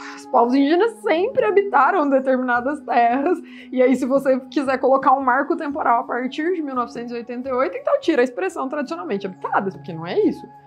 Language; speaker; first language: Portuguese; native; Portuguese